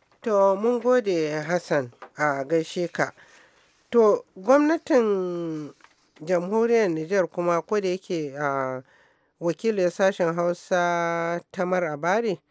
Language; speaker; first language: Hausa; native; Hausa